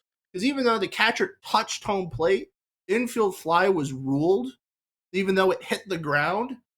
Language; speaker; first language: English; native; English